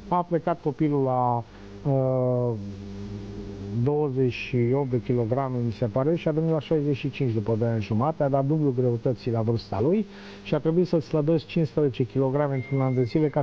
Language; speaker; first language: Romanian; native; Romanian